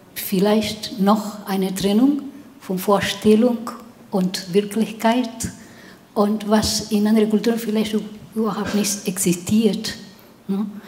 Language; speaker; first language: German; non-native, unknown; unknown